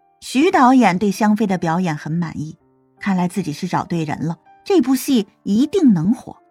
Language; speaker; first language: Chinese; native; Chinese